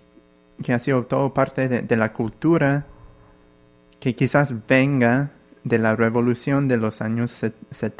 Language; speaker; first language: Spanish; non-native, fluent; English